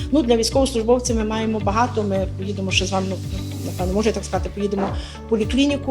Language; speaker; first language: Ukrainian; native; Ukrainian